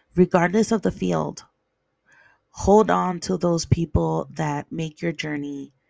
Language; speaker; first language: English; native; English